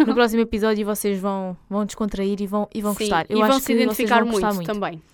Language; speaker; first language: Portuguese; native; Portuguese